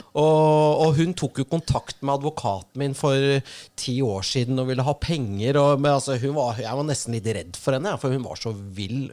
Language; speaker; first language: Norwegian; native; Norwegian